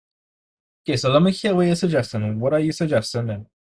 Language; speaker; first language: English; native; English